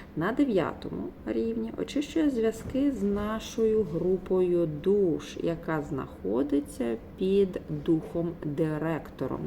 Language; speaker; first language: Ukrainian; non-native, local second language; Russian